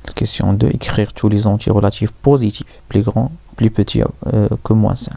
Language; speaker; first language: French; non-native, local second language; Arabic